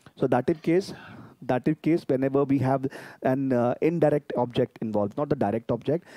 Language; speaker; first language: English; non-native, local second language; Hindi